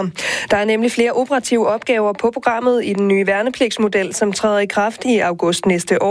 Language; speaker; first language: Danish; native; Danish